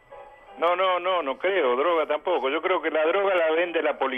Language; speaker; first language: Spanish; native; Spanish